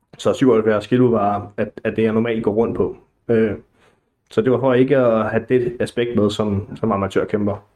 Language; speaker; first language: Danish; native; Danish